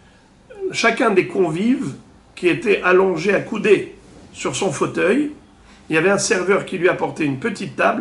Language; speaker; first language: French; native; French